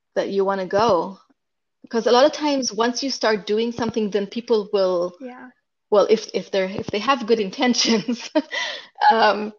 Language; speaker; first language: English; non-native, fluent; Hebrew